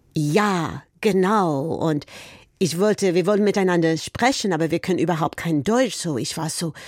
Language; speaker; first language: German; non-native, fluent; English